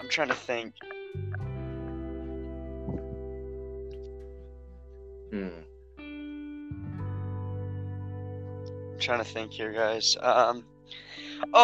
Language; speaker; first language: English; native; English